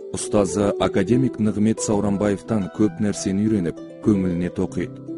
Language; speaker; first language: Kazakh; native; Kazakh